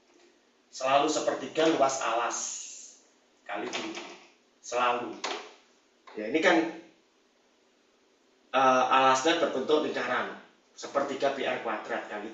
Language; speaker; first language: Indonesian; native; Indonesian